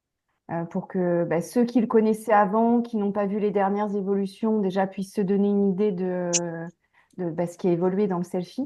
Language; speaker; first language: French; native; French